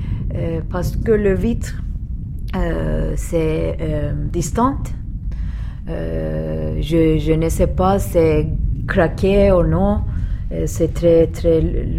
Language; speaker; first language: French; non-native, learner; Turkish